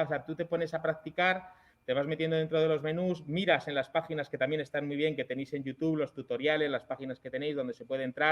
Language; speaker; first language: Spanish; native; Spanish